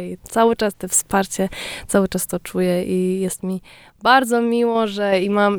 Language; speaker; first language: Polish; early bilingual, heritage; Polish